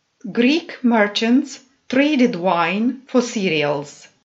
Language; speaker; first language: English; non-native, fluent; Romanian